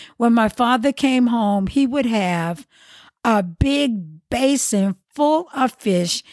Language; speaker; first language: English; native; English